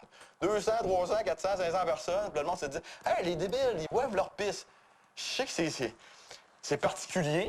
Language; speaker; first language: French; native; French